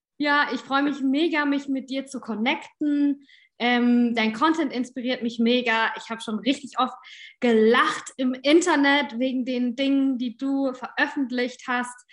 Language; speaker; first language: German; native; German